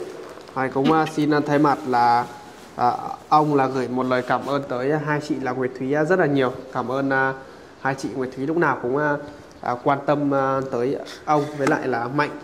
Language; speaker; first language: Vietnamese; native; Vietnamese